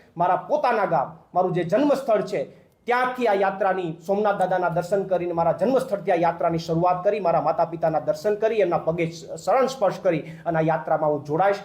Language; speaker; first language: Gujarati; native; Gujarati